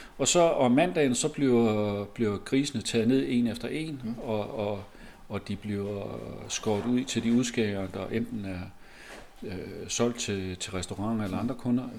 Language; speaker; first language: Danish; native; Danish